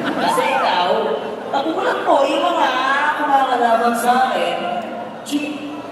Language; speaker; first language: Filipino; native; Filipino